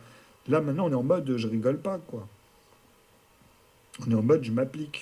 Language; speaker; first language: French; native; French